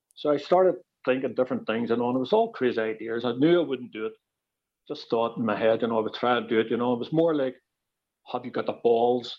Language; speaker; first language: English; native; English